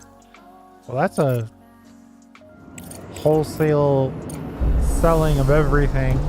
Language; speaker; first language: English; native; English